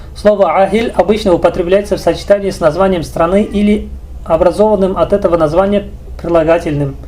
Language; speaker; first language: Russian; non-native, local second language; Kazakh